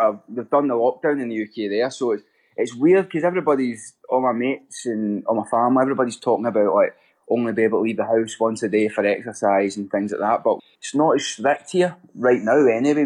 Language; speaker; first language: English; native; English